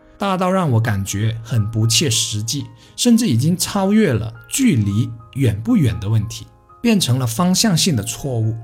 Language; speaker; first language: Chinese; non-native, local second language; Cantonese